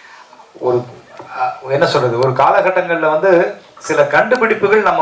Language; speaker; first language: Tamil; native; Tamil